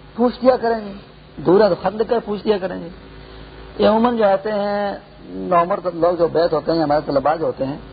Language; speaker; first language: Urdu; non-native, local second language; Pashto